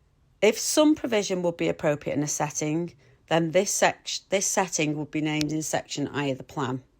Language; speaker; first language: English; native; English